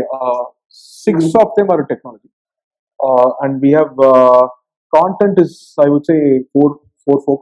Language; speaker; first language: English; non-native, local second language; Tamil